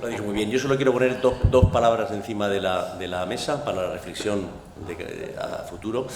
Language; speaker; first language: Spanish; native; Spanish